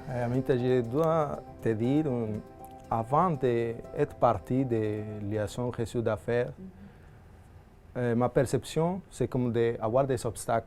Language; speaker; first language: French; non-native, fluent; Spanish